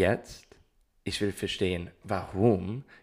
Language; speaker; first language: German; non-native, learner; English